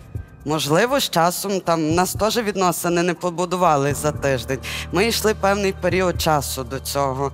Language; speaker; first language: Ukrainian; native; Ukrainian